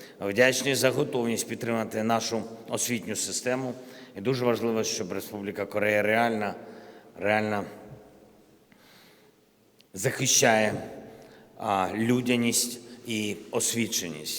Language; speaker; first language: Ukrainian; non-native, local second language; Russian